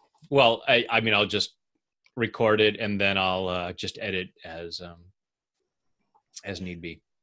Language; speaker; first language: English; native; English